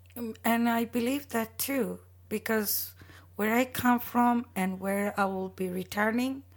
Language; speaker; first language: English; non-native, local second language; Bangla